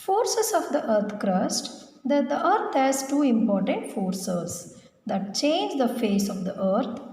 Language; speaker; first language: English; non-native, local second language; Kannada